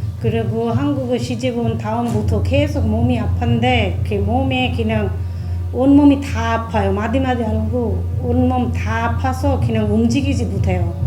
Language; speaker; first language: Korean; non-native, fluent; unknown